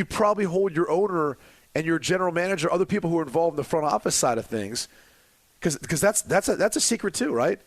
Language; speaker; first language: English; native; English